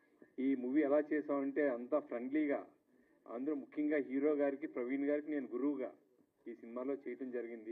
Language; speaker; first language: Telugu; native; Telugu